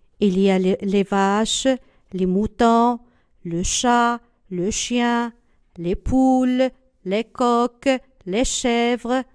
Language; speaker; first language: French; non-native, local second language; Arabic